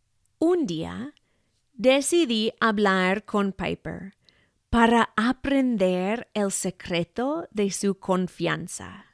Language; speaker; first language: Spanish; non-native, fluent; English